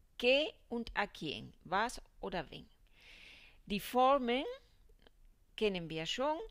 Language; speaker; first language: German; non-native, fluent; Spanish